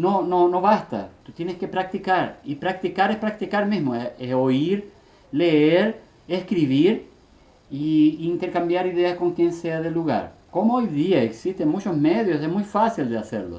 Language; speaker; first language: Spanish; early bilingual, heritage; Spanish